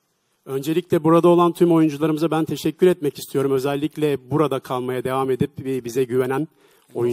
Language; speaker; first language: Turkish; native; Turkish